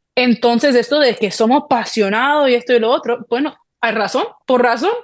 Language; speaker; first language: Spanish; early bilingual, heritage; Spanish